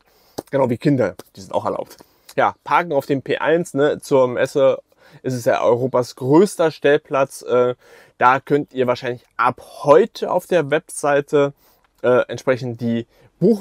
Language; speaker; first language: German; native; German